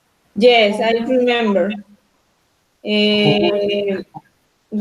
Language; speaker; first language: English; non-native, learner; Spanish